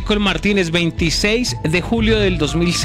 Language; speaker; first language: Spanish; native; Spanish